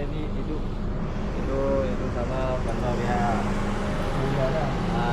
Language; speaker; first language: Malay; non-native, local second language; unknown